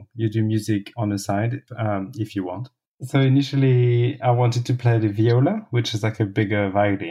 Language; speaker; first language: English; non-native, fluent; French